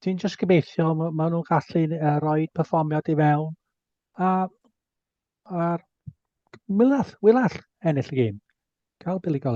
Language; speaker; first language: Welsh; native; Welsh